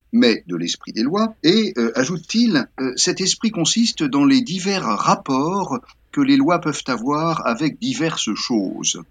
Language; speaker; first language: French; native; French